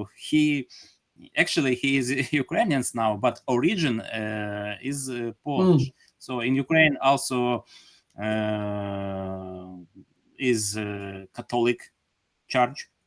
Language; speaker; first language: English; non-native, learner; Ukrainian